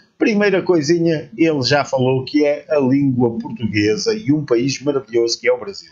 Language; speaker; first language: Portuguese; native; Portuguese